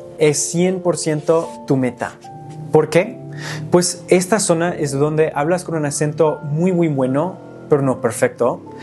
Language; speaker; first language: Spanish; non-native, fluent; English